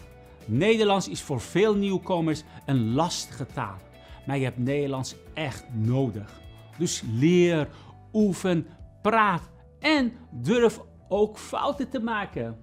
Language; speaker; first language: Dutch; non-native, fluent; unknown